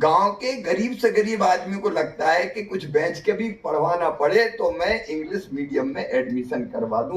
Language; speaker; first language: Hindi; native; Hindi